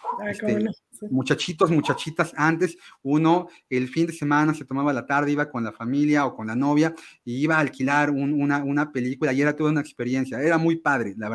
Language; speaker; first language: Spanish; native; Spanish